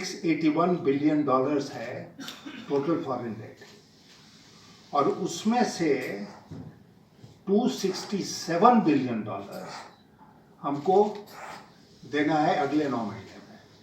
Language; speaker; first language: Hindi; native; Hindi